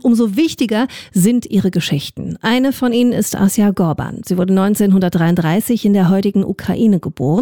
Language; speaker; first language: German; native; German